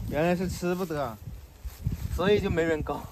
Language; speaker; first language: Chinese; native; Chinese